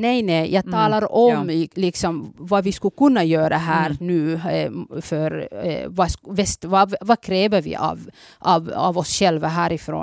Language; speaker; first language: Swedish; early bilingual, other home language; Somali